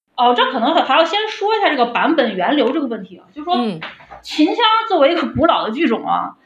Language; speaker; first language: Chinese; native; Chinese